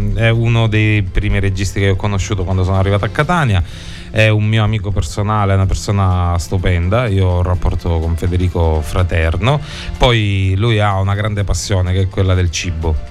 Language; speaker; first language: Italian; native; Italian